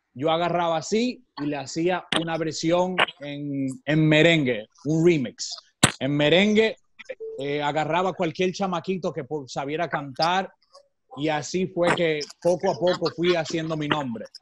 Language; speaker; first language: Spanish; native; Spanish